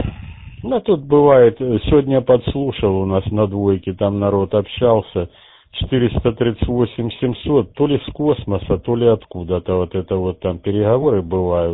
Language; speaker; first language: Russian; native; Russian